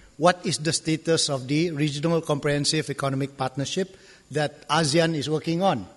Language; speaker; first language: English; non-native, local second language; Malay